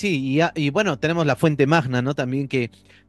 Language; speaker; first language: Spanish; native; Spanish